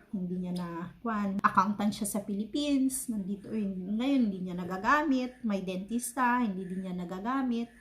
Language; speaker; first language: Filipino; native; Filipino